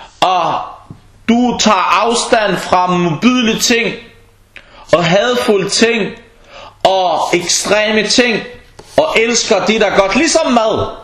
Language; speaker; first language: Danish; non-native, fluent; Arabic